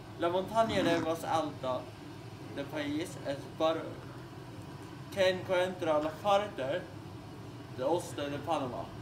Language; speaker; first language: Spanish; non-native, learner; Swedish